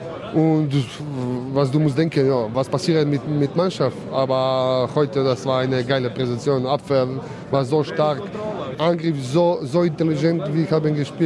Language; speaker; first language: German; non-native, fluent; Croatian